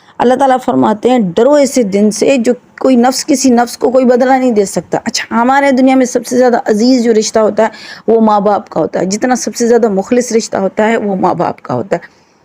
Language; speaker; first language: Urdu; non-native, local second language; Sindhi